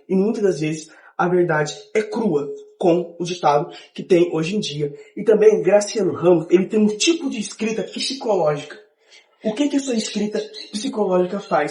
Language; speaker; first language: Portuguese; native; Portuguese